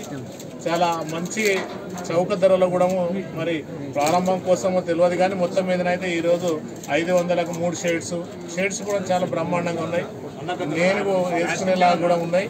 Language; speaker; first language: Telugu; native; Telugu